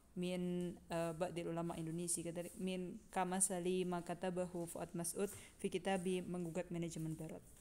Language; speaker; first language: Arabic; non-native, fluent; Indonesian